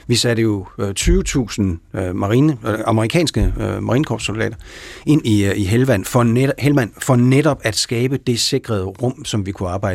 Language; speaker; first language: Danish; native; Danish